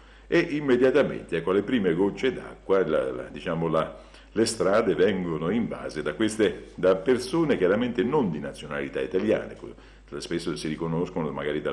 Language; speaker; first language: Italian; native; Italian